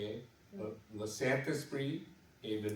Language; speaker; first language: French; non-native, learner; English